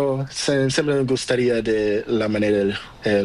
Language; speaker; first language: Spanish; non-native, learner; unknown